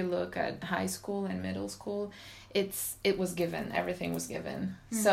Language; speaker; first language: English; non-native, fluent; Romanian